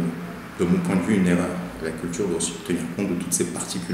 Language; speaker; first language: French; native; French